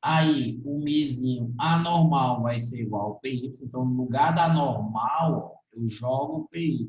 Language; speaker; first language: Portuguese; native; Portuguese